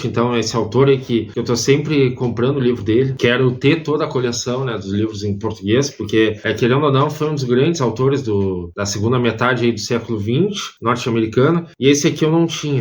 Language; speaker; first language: Portuguese; native; Portuguese